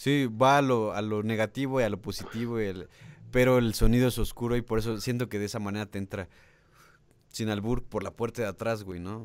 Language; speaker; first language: Spanish; native; Spanish